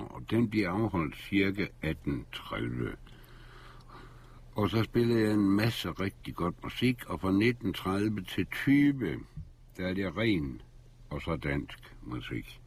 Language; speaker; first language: Danish; native; Danish